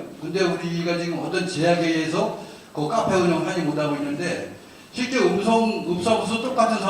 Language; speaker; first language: Korean; native; Korean